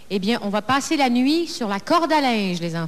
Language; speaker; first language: French; native; French